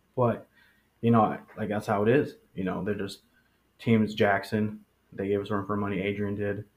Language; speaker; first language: English; early bilingual, other home language; Spanish